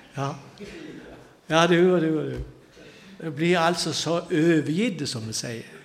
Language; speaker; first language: Norwegian; native; Norwegian